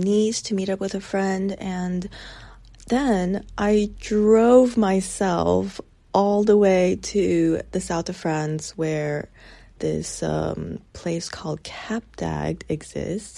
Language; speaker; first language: English; native; English